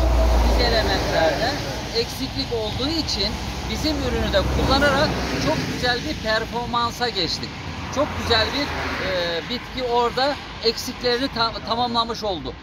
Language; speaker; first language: Turkish; native; Turkish